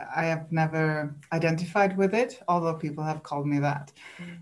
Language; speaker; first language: English; non-native, fluent; Swedish